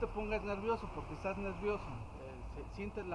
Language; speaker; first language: Spanish; native; Spanish